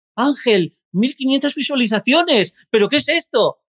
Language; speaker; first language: Spanish; native; Spanish